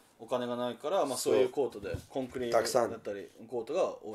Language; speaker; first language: Japanese; native; Japanese